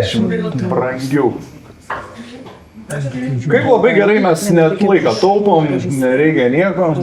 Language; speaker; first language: Lithuanian; native; Lithuanian